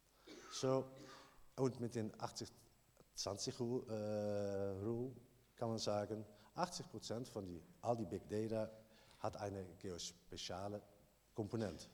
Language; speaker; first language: German; non-native, learner; Dutch